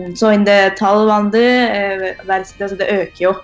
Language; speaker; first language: Norwegian; early bilingual, other home language; Tamil